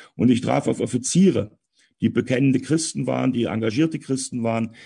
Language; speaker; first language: German; native; German